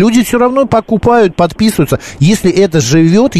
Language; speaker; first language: Russian; native; Russian